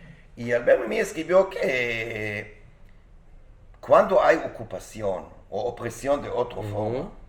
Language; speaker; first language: Spanish; non-native, fluent; Hebrew